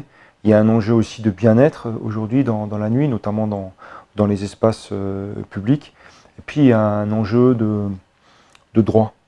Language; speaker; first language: French; native; French